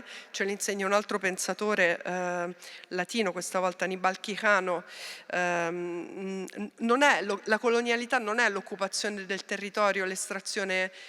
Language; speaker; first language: Italian; native; Italian